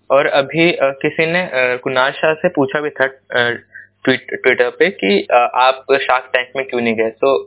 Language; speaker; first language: Hindi; native; Hindi